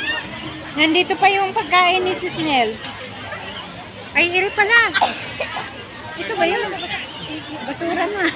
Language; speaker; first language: Filipino; non-native, local second language; Cebuano